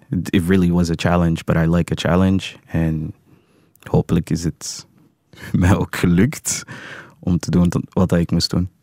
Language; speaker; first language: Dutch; early bilingual, other home language; English